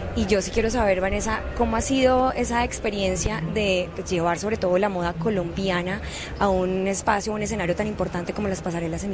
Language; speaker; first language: Spanish; native; Spanish